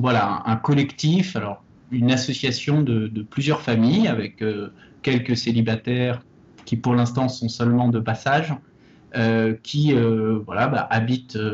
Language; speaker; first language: French; native; French